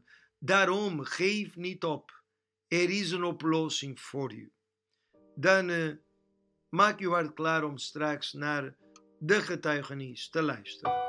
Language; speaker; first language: Dutch; non-native, fluent; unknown